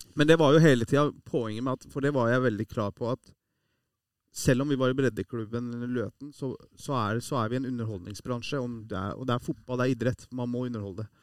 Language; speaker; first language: Norwegian; early bilingual, other home language; Persian